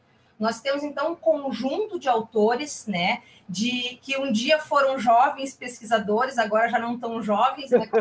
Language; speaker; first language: Portuguese; native; Portuguese